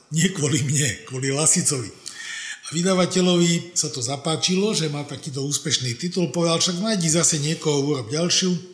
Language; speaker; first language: Slovak; native; Slovak